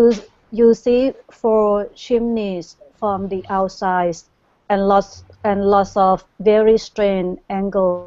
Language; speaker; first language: English; non-native, learner; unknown